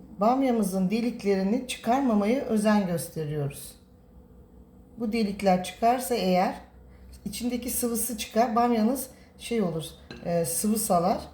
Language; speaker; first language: Turkish; native; Turkish